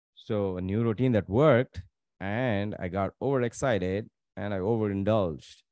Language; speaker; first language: English; non-native, local second language; Tamil